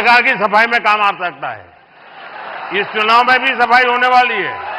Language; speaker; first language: Hindi; non-native, local second language; Gujarati